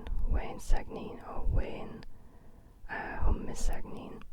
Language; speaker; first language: Arabic; non-native, learner; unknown